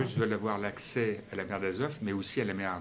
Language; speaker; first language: French; native; French